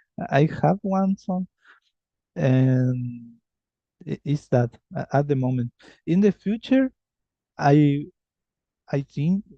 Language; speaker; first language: English; non-native, learner; Spanish